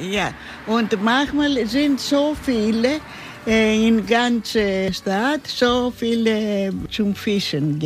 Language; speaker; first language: German; non-native, learner; Greek